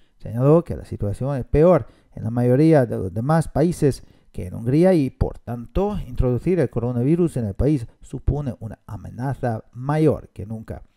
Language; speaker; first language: Spanish; non-native, fluent; Hungarian